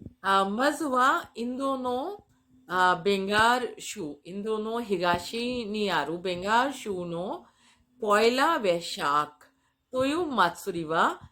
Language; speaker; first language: Japanese; non-native, fluent; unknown